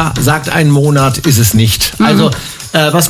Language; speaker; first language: German; native; German